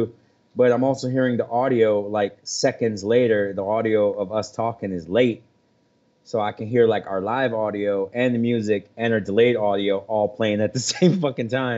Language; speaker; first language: English; native; English